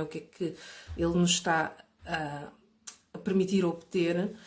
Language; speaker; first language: Portuguese; native; Portuguese